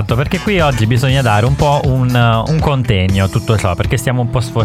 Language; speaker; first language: Italian; native; Italian